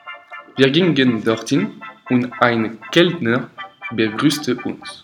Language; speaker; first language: German; non-native, learner; French